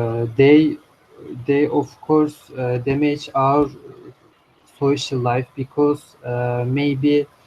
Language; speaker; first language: English; non-native, learner; Turkish